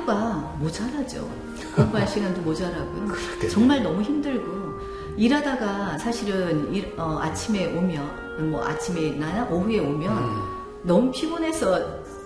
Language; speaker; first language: Korean; native; Korean